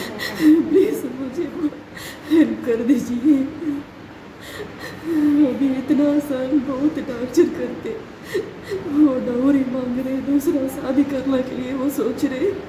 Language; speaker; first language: Hindi; non-native, local second language; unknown